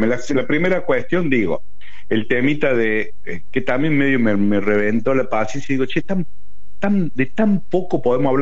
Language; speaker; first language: Spanish; native; Spanish